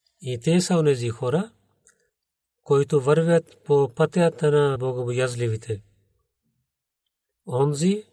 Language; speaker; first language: Bulgarian; non-native, learner; Urdu